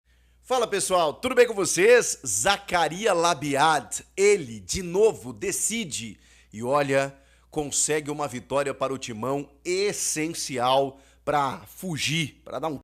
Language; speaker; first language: Portuguese; native; Portuguese